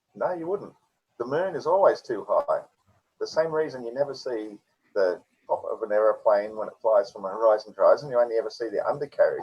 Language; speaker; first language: English; native; English